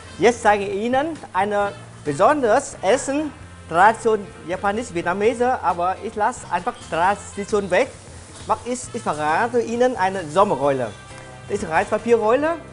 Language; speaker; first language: German; non-native, learner; Vietnamese